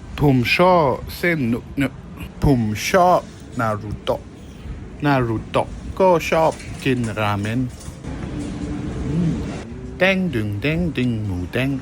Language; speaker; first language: Thai; non-native, learner; German